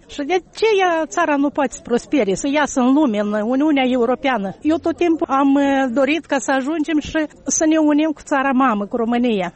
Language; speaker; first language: Romanian; native; Romanian